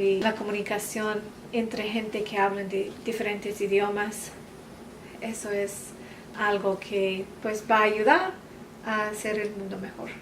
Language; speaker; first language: Spanish; non-native, fluent; English